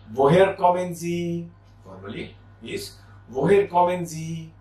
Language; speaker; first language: German; non-native, fluent; Marathi